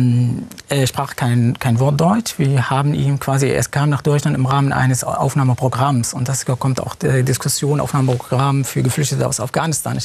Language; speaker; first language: German; non-native, fluent; Arabic